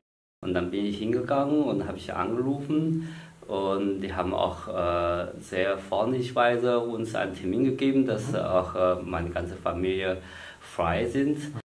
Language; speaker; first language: German; non-native, fluent; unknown